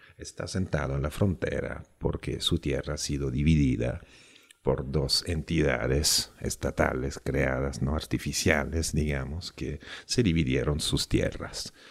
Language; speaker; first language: Spanish; non-native, fluent; Italian